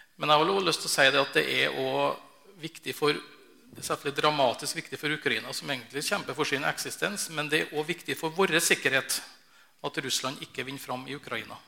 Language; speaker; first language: Norwegian; native; Norwegian